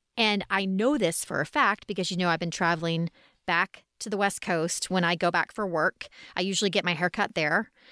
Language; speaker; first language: English; native; English